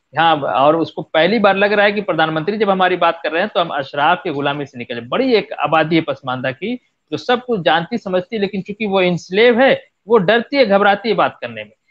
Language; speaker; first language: Hindi; non-native, local second language; Bhojpuri